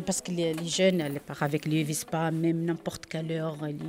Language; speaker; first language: French; non-native, learner; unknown